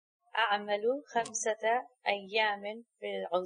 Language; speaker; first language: Arabic; non-native, learner; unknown